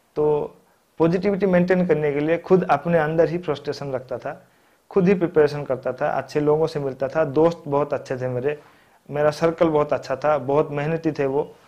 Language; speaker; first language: Hindi; non-native, local second language; Odia